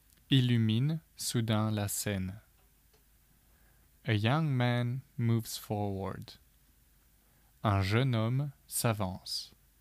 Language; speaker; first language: French; native; French